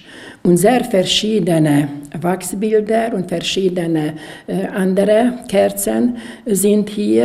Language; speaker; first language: German; non-native, local second language; Hungarian